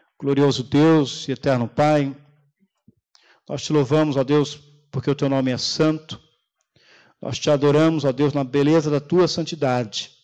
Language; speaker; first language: Portuguese; native; Portuguese